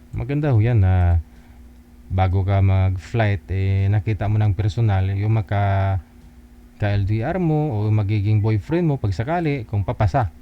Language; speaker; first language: Filipino; native; Filipino